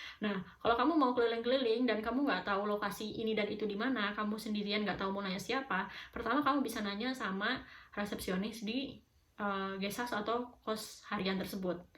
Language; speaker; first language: Indonesian; native; Indonesian